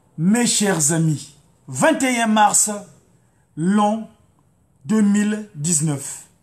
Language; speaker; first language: French; non-native, local second language; Lingala